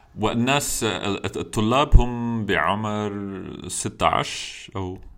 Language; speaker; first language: Arabic; non-native, learner; English